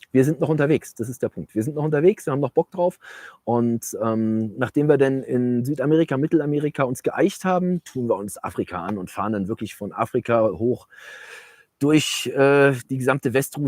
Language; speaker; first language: German; native; German